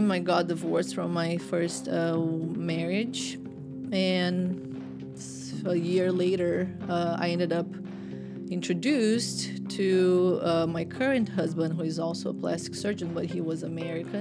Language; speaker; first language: English; non-native, fluent; Portuguese